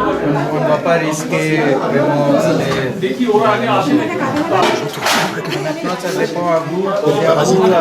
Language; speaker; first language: French; non-native, learner; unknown